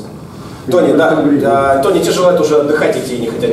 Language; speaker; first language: Russian; native; Russian